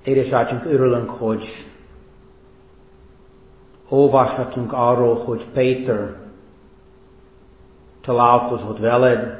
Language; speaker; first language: Hungarian; non-native, fluent; English